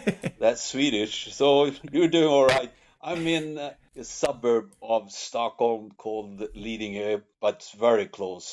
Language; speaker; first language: English; non-native, fluent; Swedish